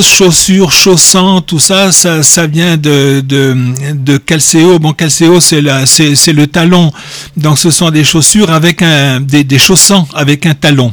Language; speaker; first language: French; native; French